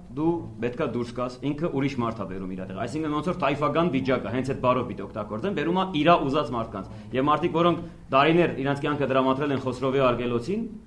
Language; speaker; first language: Armenian; native; Armenian